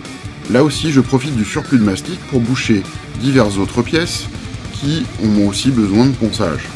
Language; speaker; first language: French; native; French